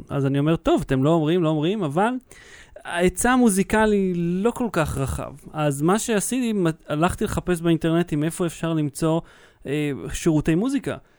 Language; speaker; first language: Hebrew; early bilingual, other home language; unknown